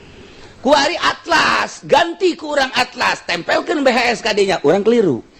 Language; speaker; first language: Sundanese; native; Sundanese